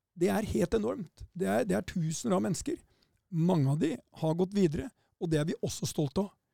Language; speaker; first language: Norwegian; native; Norwegian